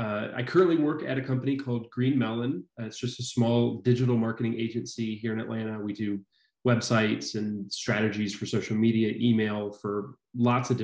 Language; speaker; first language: English; native; English